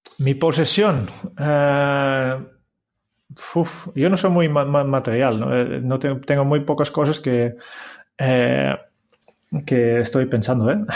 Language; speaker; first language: Spanish; non-native, fluent; Dutch